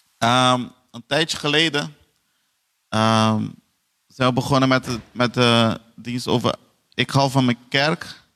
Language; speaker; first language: Dutch; non-native, fluent; Portuguese